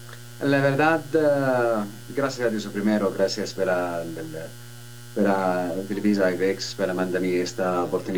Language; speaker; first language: Spanish; non-native, learner; Arabic